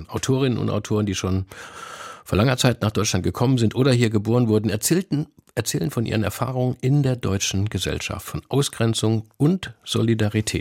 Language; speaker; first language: German; native; German